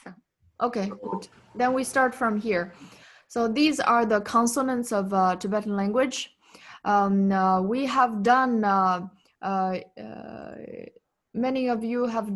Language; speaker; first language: English; non-native, fluent; Tibetan